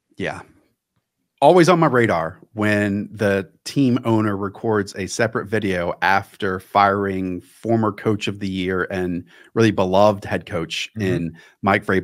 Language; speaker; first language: English; native; English